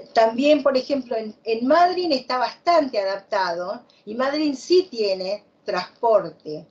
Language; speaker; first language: Spanish; native; Spanish